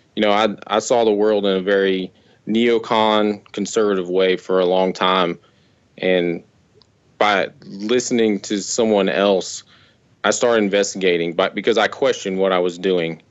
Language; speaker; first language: English; native; English